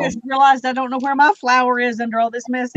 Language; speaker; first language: English; native; English